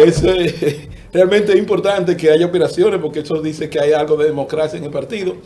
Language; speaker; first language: Spanish; native; Spanish